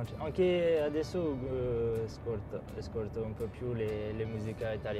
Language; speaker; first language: Italian; non-native, learner; French